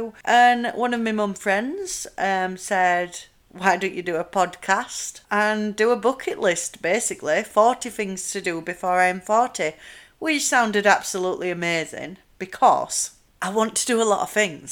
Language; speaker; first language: English; native; English